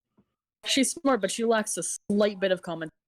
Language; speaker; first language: English; native; English